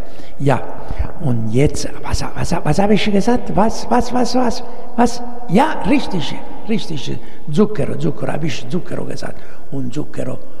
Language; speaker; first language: German; non-native, fluent; Italian